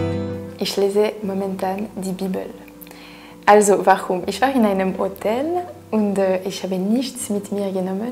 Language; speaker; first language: German; non-native, local second language; French